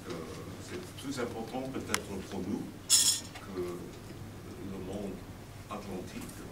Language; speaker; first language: French; non-native, fluent; English